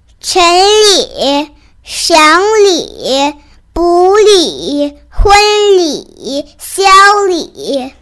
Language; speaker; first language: Chinese; early bilingual, heritage; Chinese